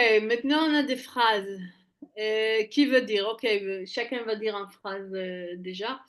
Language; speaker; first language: French; non-native, fluent; Hebrew